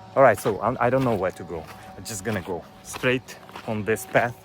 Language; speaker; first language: English; non-native, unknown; Ukrainian